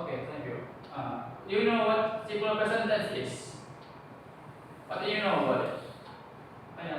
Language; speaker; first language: English; non-native, learner; Indonesian